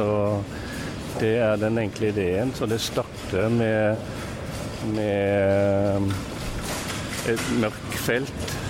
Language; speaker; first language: Norwegian; native; Norwegian